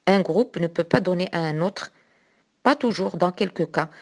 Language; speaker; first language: French; non-native, local second language; Arabic